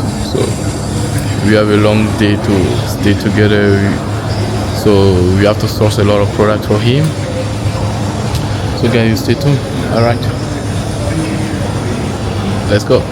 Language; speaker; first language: English; non-native, fluent; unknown